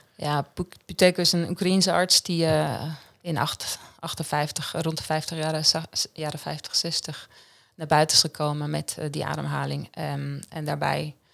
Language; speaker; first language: Dutch; non-native, fluent; Swiss German